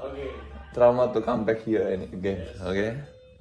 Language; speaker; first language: English; non-native, learner; Indonesian